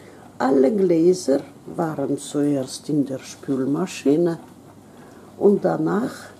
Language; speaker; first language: German; non-native, local second language; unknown